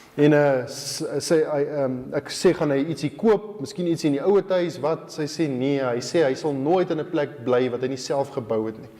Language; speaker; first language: Afrikaans; native; Afrikaans